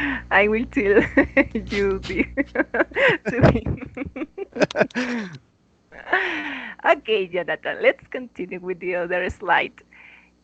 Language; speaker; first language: English; non-native, learner; Spanish